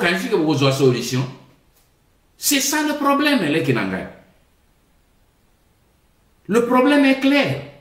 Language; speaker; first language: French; non-native, local second language; Lingala